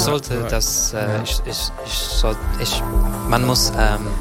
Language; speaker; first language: German; non-native, fluent; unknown